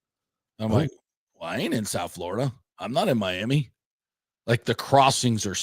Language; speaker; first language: English; native; English